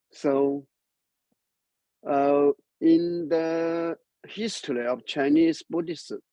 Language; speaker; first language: English; non-native, learner; Chinese